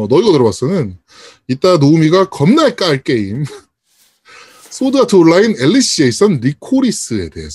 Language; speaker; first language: Korean; native; Korean